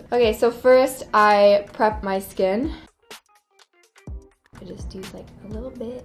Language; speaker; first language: English; native; English